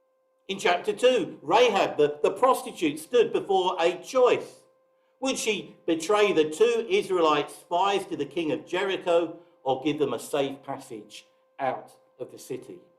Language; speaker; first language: English; native; English